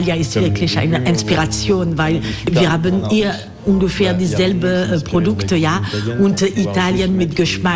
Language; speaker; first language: German; non-native, learner; French